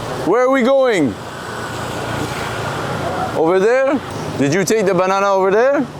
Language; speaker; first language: English; non-native, learner; French